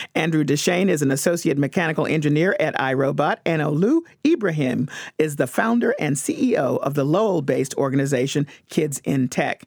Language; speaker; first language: English; native; English